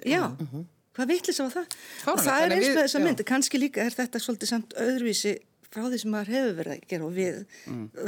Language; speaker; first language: Icelandic; native; Icelandic